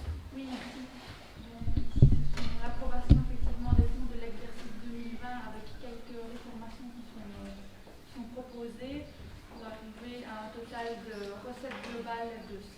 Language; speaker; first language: French; native; French